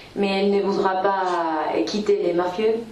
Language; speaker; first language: French; non-native, fluent; Spanish